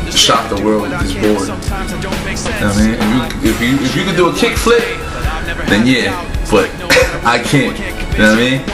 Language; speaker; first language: English; native; English